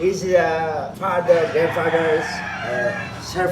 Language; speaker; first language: English; non-native, learner; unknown